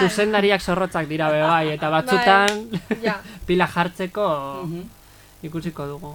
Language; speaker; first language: Basque; native; Basque